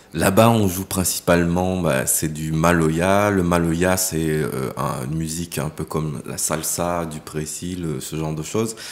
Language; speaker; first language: French; native; French